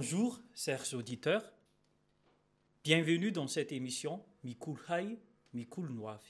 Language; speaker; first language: French; non-native, local second language; Malagasy